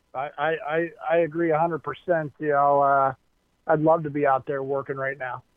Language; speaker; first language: English; native; English